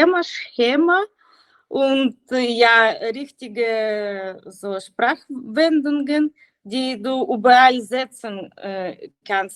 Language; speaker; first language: German; non-native, learner; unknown